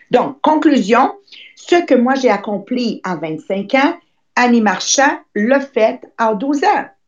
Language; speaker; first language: French; native; French